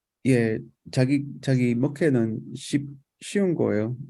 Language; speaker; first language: Korean; non-native, fluent; Spanish